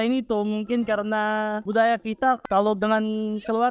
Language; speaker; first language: Indonesian; non-native, fluent; Filipino